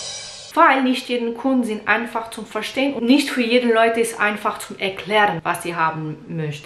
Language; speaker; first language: German; non-native, learner; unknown